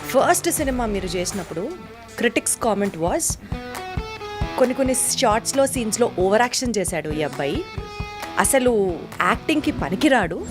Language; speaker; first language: Telugu; native; Telugu